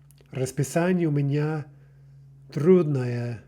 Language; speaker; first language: Russian; non-native, fluent; English